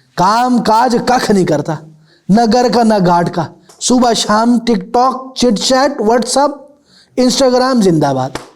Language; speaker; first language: Urdu; native; Urdu